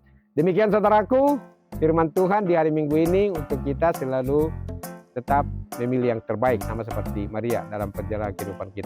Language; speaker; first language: Indonesian; native; Indonesian